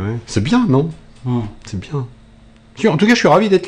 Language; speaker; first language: French; native; French